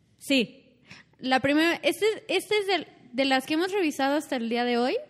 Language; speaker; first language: Spanish; native; Spanish